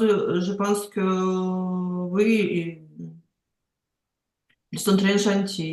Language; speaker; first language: French; non-native, learner; Ukrainian